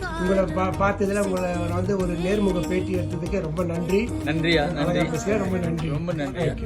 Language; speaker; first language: Tamil; early bilingual, heritage; Tamil